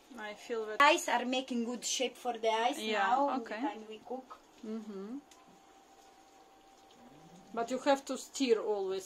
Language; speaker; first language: English; non-native, learner; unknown